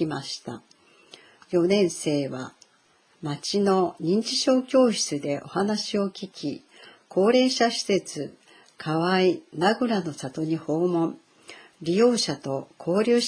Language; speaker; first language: Japanese; native; Japanese